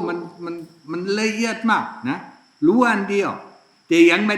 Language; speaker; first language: Thai; non-native, fluent; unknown